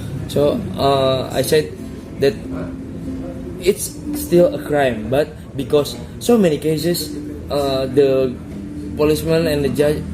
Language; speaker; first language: English; non-native, learner; Indonesian